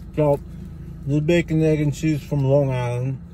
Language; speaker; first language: English; native; English